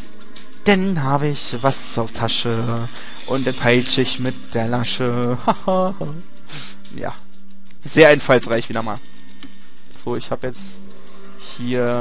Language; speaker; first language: German; native; German